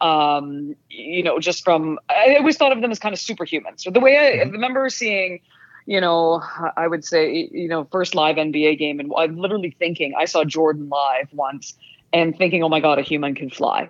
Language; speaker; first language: English; native; English